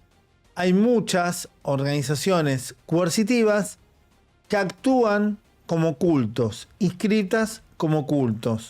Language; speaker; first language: Spanish; native; Spanish